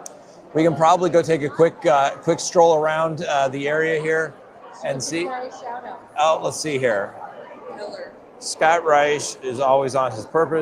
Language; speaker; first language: English; native; English